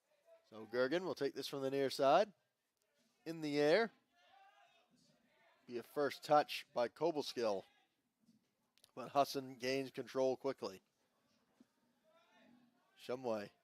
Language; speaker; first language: English; native; English